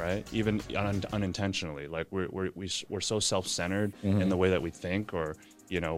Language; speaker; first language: English; native; English